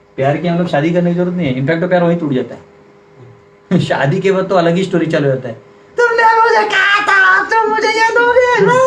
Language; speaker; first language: Hindi; non-native, local second language; Marathi